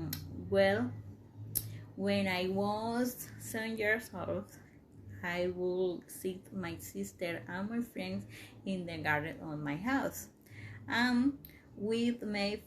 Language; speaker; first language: English; non-native, learner; Spanish